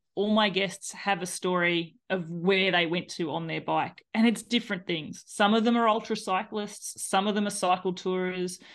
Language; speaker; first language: English; native; English